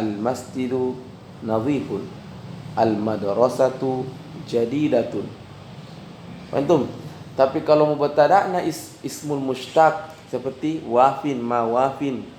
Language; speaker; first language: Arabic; non-native, fluent; Indonesian